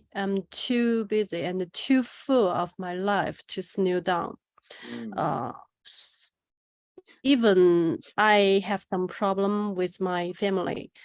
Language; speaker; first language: English; non-native, learner; Chinese